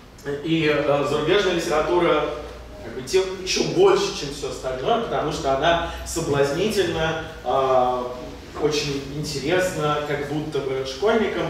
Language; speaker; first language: Russian; native; Russian